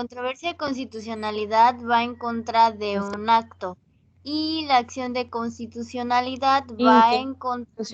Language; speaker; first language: Spanish; native; Spanish